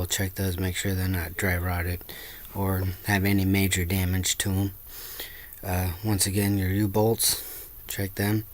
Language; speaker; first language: English; native; English